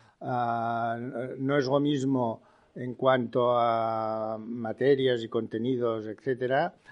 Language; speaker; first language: Spanish; non-native, local second language; Catalan